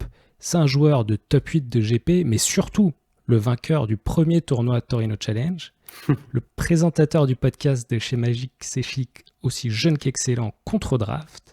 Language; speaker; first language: French; native; French